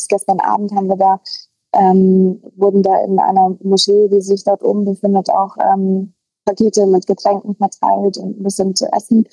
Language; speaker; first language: German; native; German